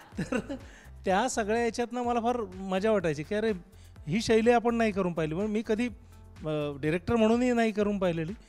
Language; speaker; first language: Marathi; native; Marathi